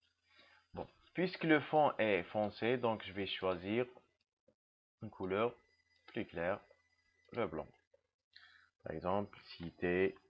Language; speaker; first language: French; non-native, local second language; Arabic